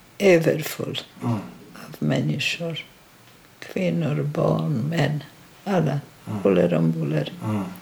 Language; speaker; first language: Swedish; non-native, fluent; Polish